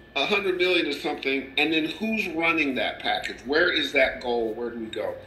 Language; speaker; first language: English; native; English